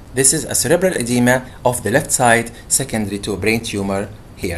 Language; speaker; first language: English; non-native, fluent; Arabic